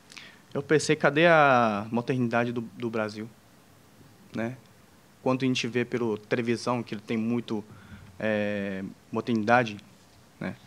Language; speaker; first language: Portuguese; non-native, fluent; Chinese